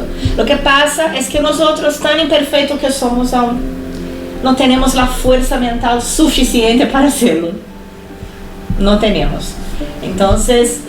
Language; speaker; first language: Spanish; non-native, fluent; Portuguese